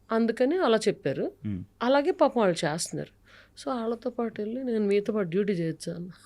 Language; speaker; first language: Telugu; native; Telugu